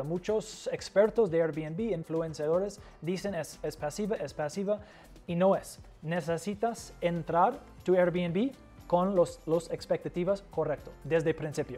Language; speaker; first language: Spanish; non-native, fluent; English